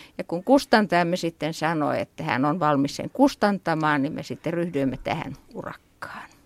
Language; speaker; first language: Finnish; native; Finnish